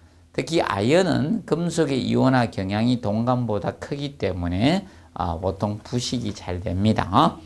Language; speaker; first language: Korean; native; Korean